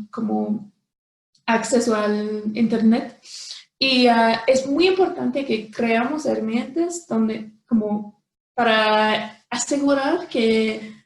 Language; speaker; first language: Spanish; non-native, fluent; English